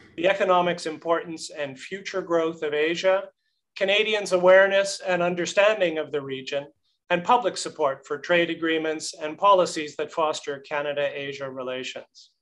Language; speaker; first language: English; native; English